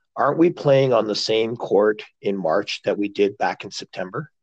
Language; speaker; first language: English; native; English